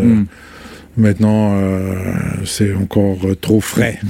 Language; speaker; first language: French; non-native, fluent; German